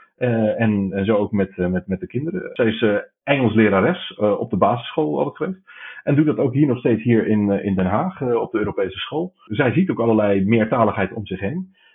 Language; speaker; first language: Dutch; native; Dutch